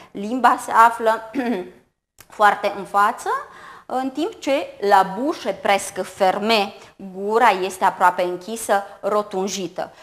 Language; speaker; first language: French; non-native, fluent; Romanian